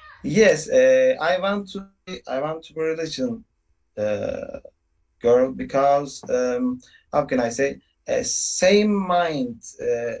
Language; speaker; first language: English; non-native, learner; Turkish